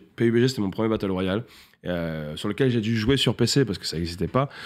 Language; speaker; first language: French; native; French